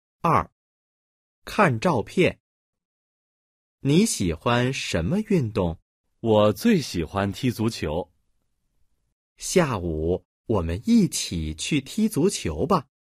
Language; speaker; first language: Chinese; non-native, fluent; Vietnamese